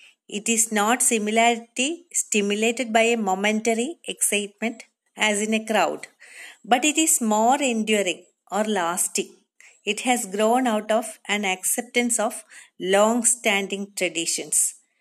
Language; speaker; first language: English; non-native, local second language; Malayalam